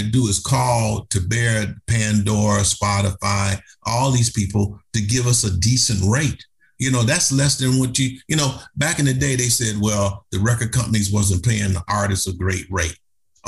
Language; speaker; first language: English; native; English